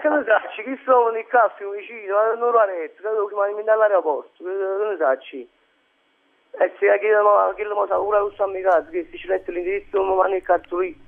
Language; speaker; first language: Italian; native; Italian